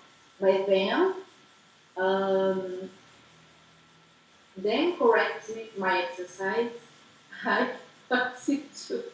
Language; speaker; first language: English; non-native, learner; Portuguese